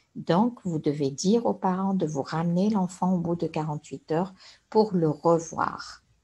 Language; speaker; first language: French; non-native, local second language; Arabic